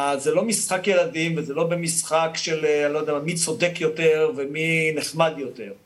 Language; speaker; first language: Hebrew; native; Hebrew